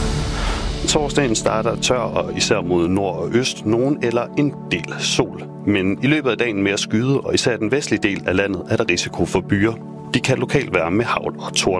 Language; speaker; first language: Danish; native; Danish